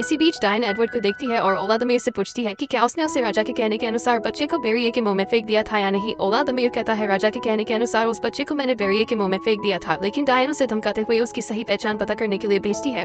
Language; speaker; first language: Hindi; native; Hindi